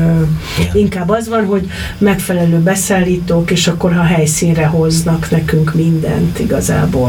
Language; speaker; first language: Hungarian; native; Hungarian